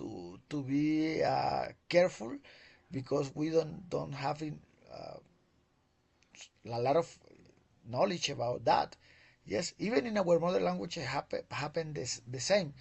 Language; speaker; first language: English; non-native, learner; Spanish